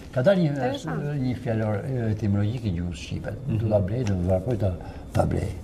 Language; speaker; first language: Albanian; native; Albanian